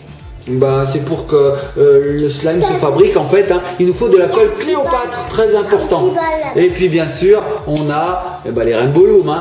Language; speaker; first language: French; native; French